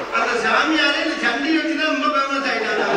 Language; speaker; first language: Tamil; native; Tamil